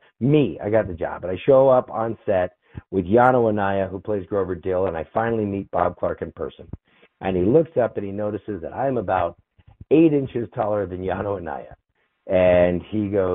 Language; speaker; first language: English; native; English